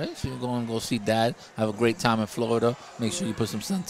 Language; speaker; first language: English; native; English